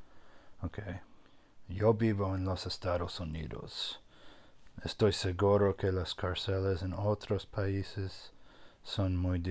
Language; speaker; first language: Spanish; non-native, fluent; English